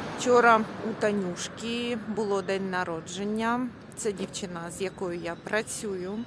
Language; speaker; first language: Ukrainian; native; Ukrainian